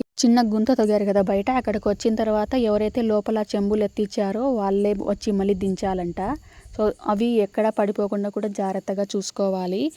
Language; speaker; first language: Telugu; non-native, local second language; Lambadi